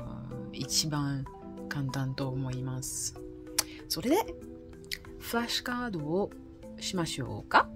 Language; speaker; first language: Japanese; non-native, learner; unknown